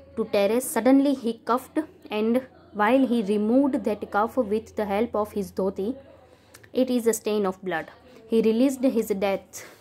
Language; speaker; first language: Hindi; non-native, local second language; Gujarati